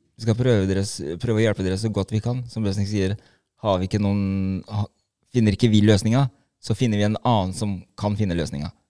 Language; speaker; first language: Norwegian; early bilingual, other home language; Albanian